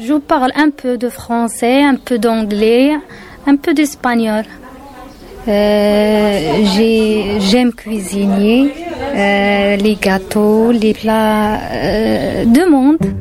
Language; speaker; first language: French; non-native, learner; Berber languages